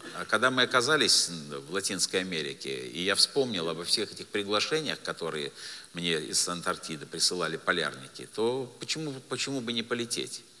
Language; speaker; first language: Russian; native; Russian